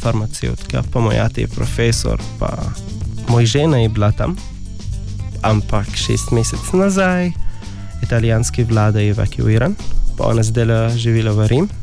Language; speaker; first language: Slovenian; non-native, learner; Arabic